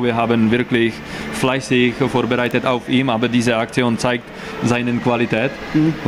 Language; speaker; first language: German; non-native, learner; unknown